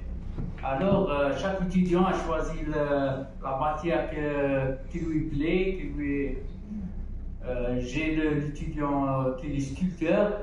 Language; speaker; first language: French; non-native, local second language; Arabic